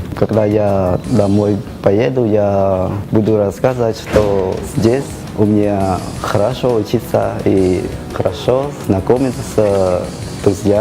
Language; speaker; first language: Russian; non-native, learner; Khmer